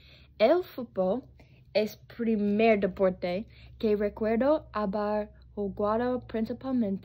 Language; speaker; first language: Spanish; non-native, learner; English